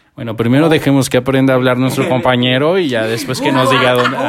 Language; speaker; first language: Spanish; native; Spanish